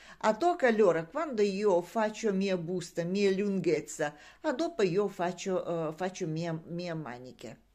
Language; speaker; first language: Italian; non-native, learner; Russian